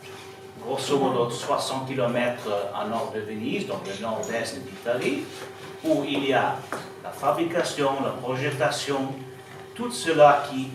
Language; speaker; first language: French; non-native, fluent; Italian